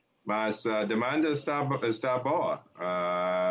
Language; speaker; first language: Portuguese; non-native, learner; English